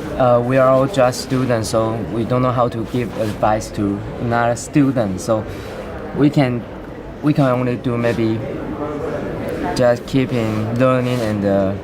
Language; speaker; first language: English; non-native, learner; Chinese